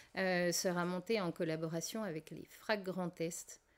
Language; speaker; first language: French; native; French